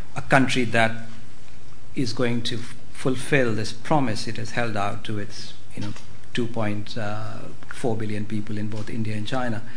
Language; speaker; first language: English; non-native, local second language; Hindi